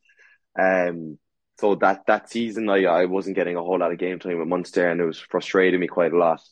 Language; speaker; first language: English; native; English